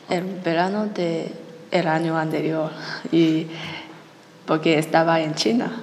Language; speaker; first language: Spanish; non-native, learner; Chinese